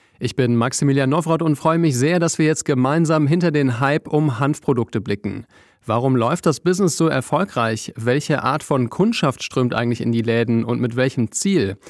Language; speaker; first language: German; native; German